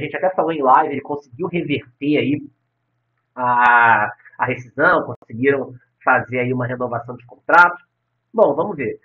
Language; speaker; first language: Portuguese; native; Portuguese